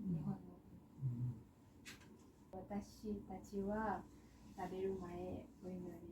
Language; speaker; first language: Japanese; non-native, learner; Mizo